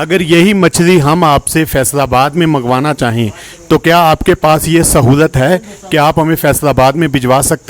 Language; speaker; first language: Hindi; non-native, local second language; Punjabi